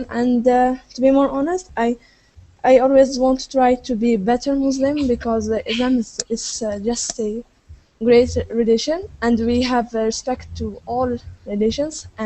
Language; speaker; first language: English; non-native, fluent; Arabic